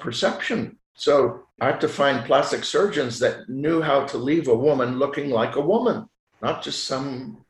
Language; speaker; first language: English; non-native, fluent; French